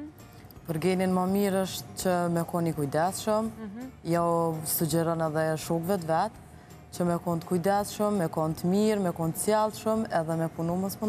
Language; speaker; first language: Albanian; native; Albanian